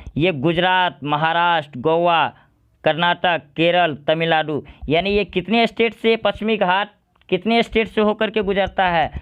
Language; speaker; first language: Hindi; native; Hindi